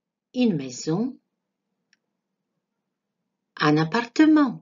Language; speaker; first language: French; non-native, fluent; Croatian